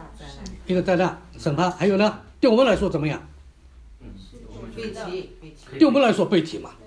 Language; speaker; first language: Chinese; native; Chinese